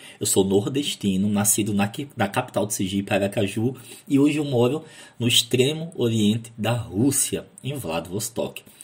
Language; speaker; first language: Portuguese; native; Portuguese